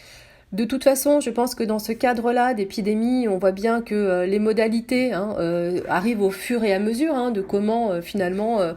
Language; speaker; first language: French; native; French